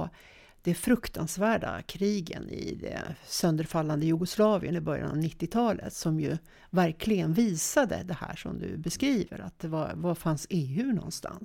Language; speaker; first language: Swedish; native; Swedish